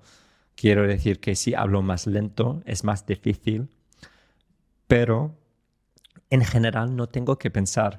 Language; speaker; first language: Spanish; non-native, fluent; English